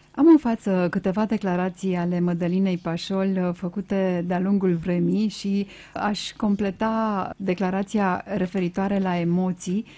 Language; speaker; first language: Romanian; native; Romanian